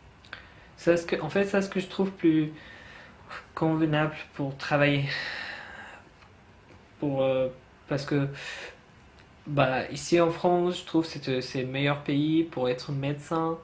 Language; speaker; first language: French; non-native, fluent; Arabic